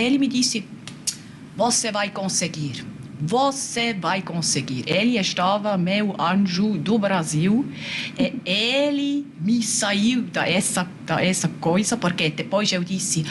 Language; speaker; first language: Portuguese; non-native, learner; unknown